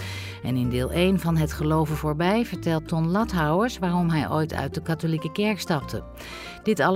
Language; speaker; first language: Dutch; native; Dutch